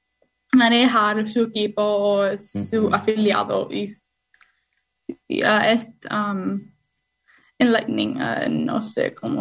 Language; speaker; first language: Spanish; non-native, learner; English